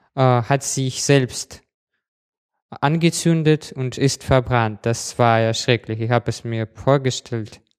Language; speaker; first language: German; non-native, fluent; Russian